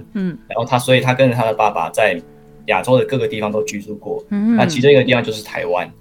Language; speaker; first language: Chinese; native; Chinese